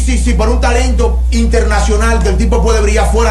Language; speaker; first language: Spanish; native; Spanish